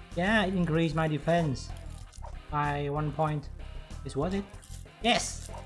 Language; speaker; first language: English; non-native, fluent; Vietnamese